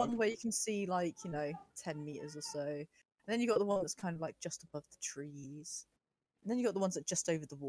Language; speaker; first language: English; native; English